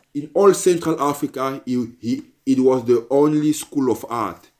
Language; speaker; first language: English; non-native, local second language; Basaa